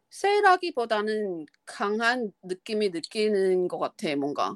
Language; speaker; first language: Korean; non-native, fluent; Chinese